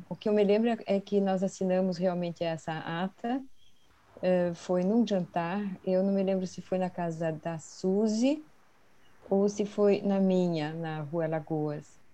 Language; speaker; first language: Portuguese; early bilingual, other home language; Swedish